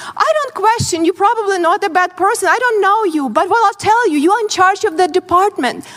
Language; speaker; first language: English; non-native, fluent; Ukrainian